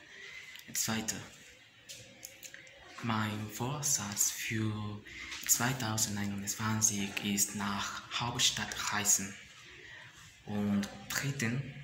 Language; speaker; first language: German; non-native, learner; Spanish